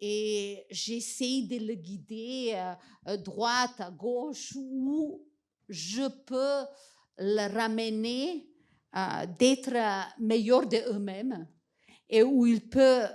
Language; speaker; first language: French; non-native, fluent; Macedonian